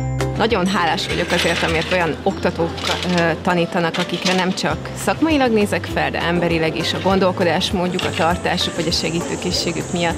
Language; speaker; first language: Hungarian; native; Hungarian